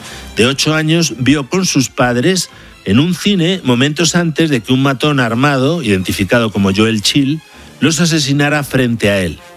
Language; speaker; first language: Spanish; native; Spanish